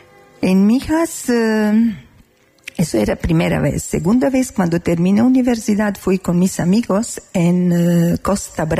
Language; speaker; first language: Spanish; non-native, learner; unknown